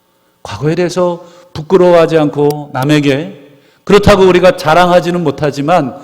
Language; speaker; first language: Korean; native; Korean